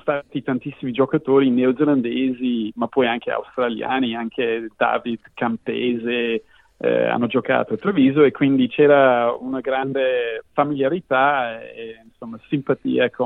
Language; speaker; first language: Italian; non-native, fluent; English